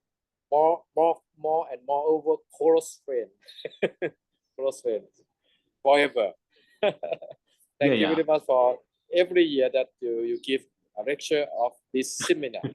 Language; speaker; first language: English; non-native, learner; Thai